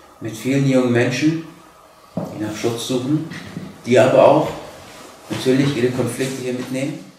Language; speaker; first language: German; native; German